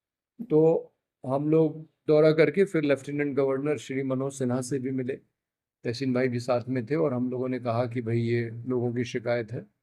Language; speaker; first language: Hindi; native; Hindi